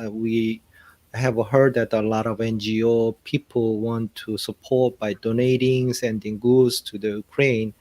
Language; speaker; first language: English; non-native, fluent; Korean